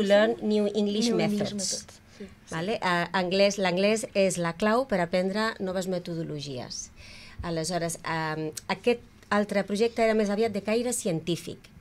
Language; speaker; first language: Catalan; native; Catalan